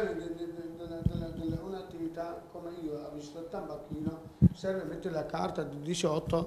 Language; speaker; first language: Italian; non-native, learner; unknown